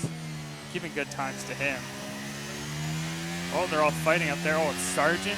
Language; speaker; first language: English; native; English